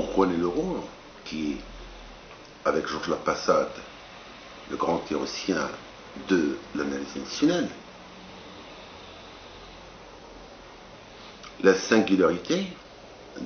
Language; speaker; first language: French; non-native, local second language; Arabic